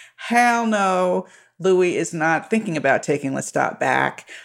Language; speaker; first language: English; native; English